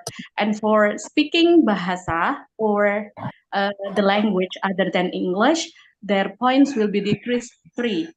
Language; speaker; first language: English; non-native, fluent; Indonesian